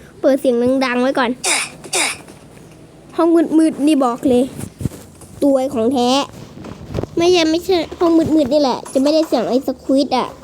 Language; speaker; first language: Thai; native; Thai